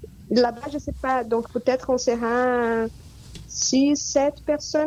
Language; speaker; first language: French; non-native, fluent; Portuguese